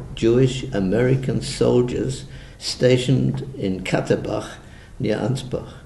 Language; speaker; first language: English; early bilingual, other home language; German